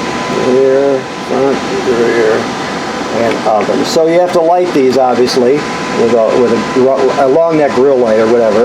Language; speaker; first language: English; native; English